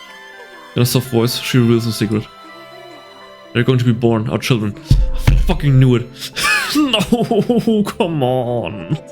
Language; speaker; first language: English; native; English